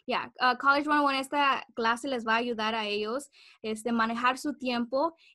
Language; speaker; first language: Spanish; early bilingual, heritage; Spanish